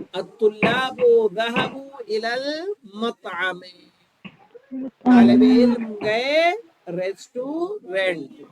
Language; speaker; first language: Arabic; non-native, fluent; Urdu